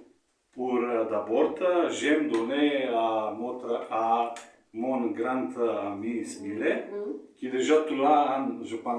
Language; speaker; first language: French; non-native, learner; Macedonian